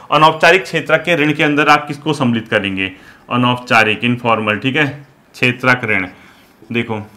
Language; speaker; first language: Hindi; native; Hindi